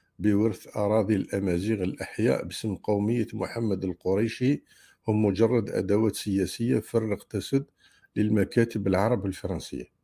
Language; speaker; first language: Arabic; native; Arabic